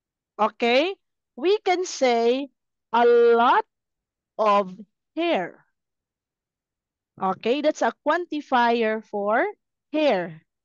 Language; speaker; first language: English; non-native, fluent; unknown